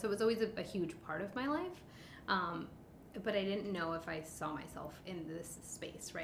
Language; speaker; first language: English; early bilingual, other home language; Spanish